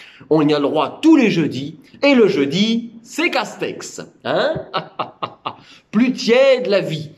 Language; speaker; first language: French; native; French